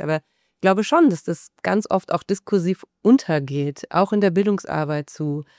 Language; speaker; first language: German; native; German